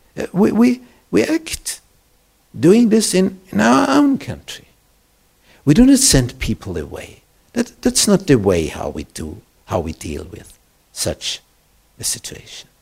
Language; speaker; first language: English; non-native, fluent; German